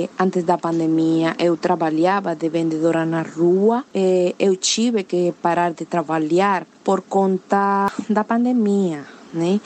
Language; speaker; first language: Portuguese; non-native, learner; Spanish